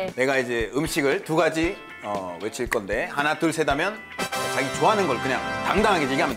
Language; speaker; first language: Korean; non-native, fluent; Spanish